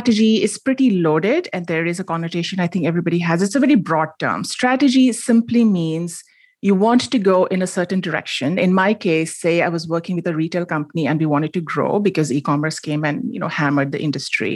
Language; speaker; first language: English; non-native, local second language; Hindi